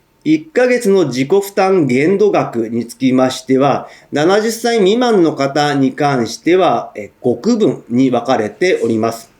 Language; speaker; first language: Japanese; native; Japanese